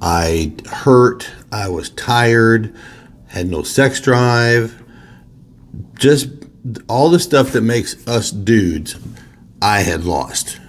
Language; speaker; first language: English; native; English